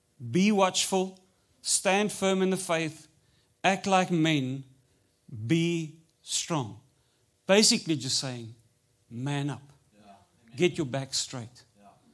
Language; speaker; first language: English; non-native, fluent; Afrikaans